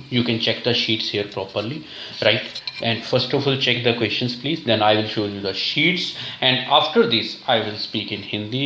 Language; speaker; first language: English; non-native, local second language; Hindi